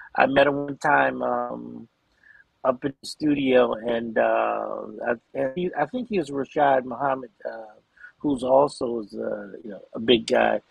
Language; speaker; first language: English; native; English